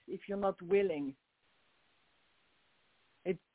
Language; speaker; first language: English; non-native, fluent; French